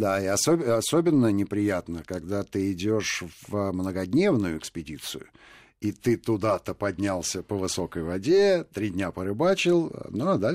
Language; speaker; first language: Russian; native; Russian